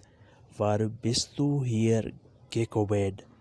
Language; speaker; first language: German; non-native, learner; Urdu